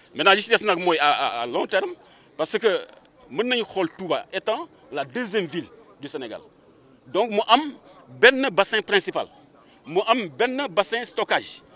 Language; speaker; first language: French; non-native, local second language; Wolof